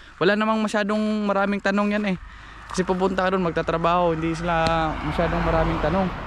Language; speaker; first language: Filipino; non-native, local second language; Cebuano